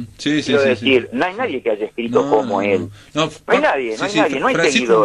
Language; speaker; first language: Spanish; native; Spanish